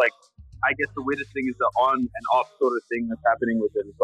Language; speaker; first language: English; native; English